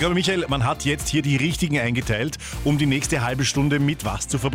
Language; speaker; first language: German; native; German